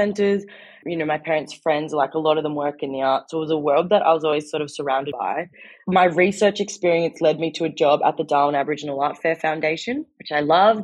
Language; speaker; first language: English; native; English